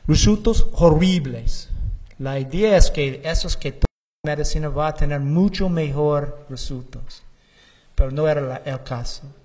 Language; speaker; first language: Spanish; non-native, learner; English